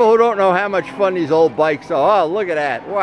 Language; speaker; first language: English; native; English